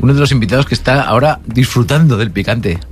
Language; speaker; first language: Spanish; native; Spanish